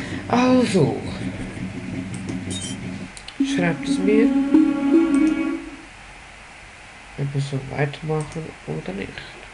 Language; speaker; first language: German; non-native, learner; Spanish